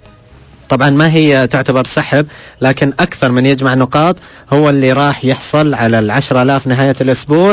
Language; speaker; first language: Arabic; native; Arabic